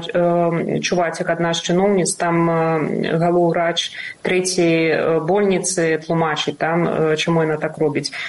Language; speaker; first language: Belarusian; non-native, local second language; Russian